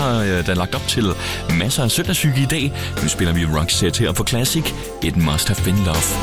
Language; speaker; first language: Danish; native; Danish